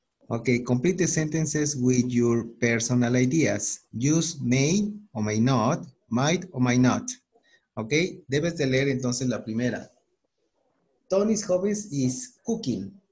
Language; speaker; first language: English; non-native, fluent; Spanish